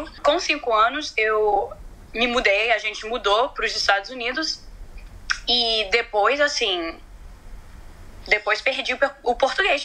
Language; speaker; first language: Portuguese; early bilingual, heritage; Portuguese